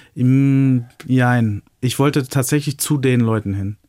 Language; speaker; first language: German; native; German